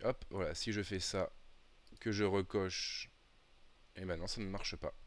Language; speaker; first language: French; native; French